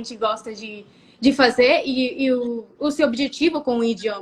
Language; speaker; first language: Portuguese; non-native, fluent; Spanish